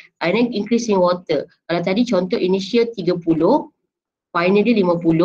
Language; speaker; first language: English; non-native, local second language; Malay